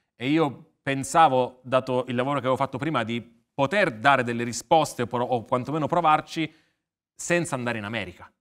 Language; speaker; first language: Italian; native; Italian